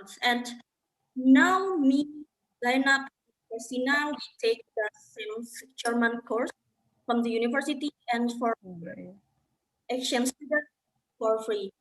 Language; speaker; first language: English; non-native, learner; Indonesian